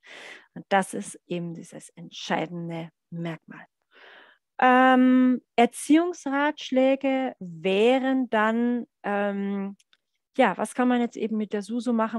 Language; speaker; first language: German; native; German